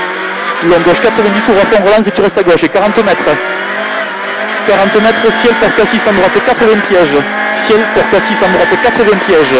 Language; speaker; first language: French; native; French